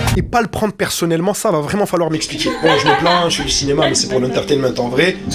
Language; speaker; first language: French; non-native, local second language; Arabic